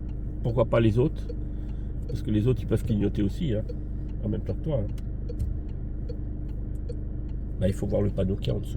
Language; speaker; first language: French; native; French